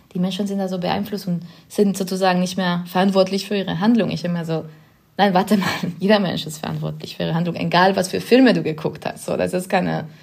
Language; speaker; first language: German; non-native, fluent; Spanish